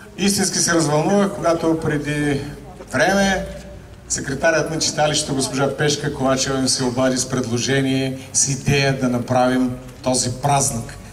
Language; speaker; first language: Bulgarian; native; Bulgarian